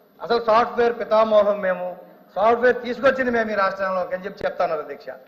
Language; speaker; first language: Telugu; native; Telugu